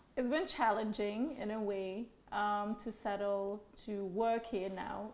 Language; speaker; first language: English; non-native, fluent; Dutch